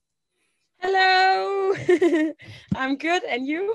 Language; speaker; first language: English; non-native, learner; Danish